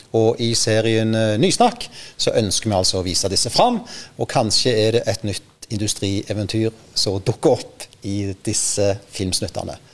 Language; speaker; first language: Norwegian; native; Norwegian